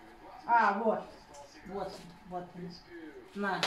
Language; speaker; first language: Russian; native; Russian